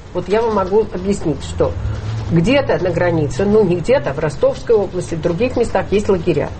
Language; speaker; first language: Russian; native; Russian